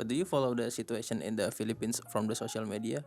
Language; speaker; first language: English; non-native, learner; Indonesian